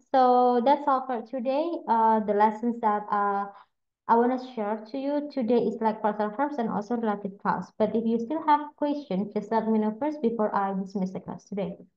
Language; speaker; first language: English; non-native, fluent; Indonesian